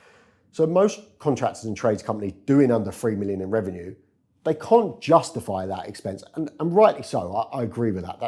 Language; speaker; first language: English; native; English